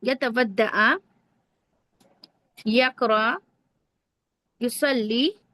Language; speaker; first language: Arabic; non-native, learner; Urdu